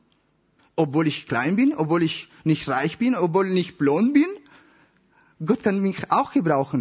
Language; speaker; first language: German; non-native, learner; Spanish